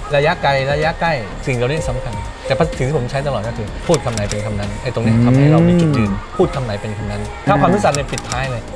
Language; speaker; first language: Thai; native; Thai